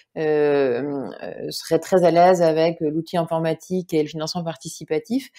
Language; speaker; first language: French; native; French